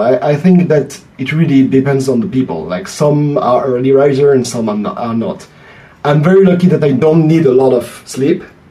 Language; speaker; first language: English; non-native, fluent; French